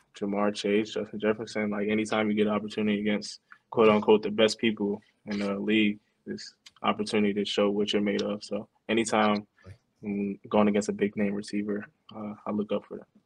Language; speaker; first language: English; native; English